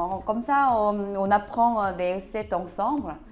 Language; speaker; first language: French; non-native, learner; Korean